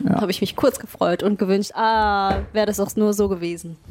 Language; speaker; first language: German; native; German